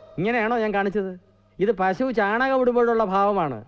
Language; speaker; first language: Malayalam; native; Malayalam